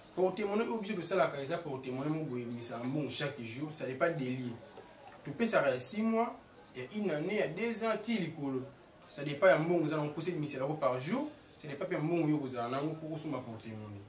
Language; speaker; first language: Lingala; non-native, local second language; Kongo